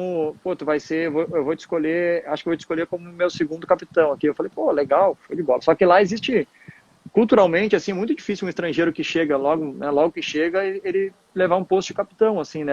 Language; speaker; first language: Portuguese; native; Portuguese